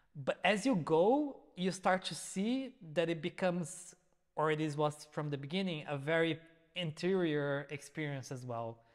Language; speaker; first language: English; non-native, fluent; Portuguese